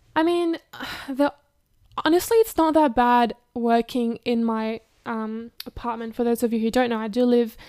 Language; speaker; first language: English; early bilingual, other home language; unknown